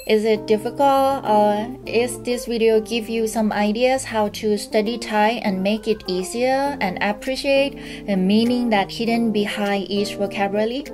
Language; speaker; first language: English; non-native, fluent; Thai